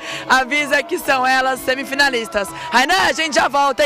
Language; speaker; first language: Portuguese; native; Portuguese